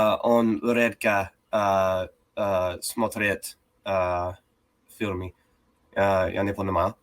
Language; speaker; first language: Russian; non-native, learner; English